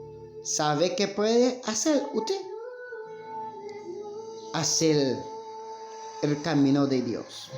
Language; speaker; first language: Spanish; non-native, learner; Haitian Creole